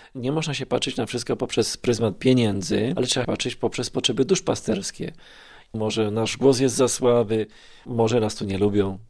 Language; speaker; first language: Polish; native; Polish